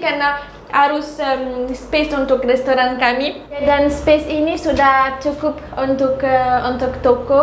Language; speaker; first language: Indonesian; non-native, learner; French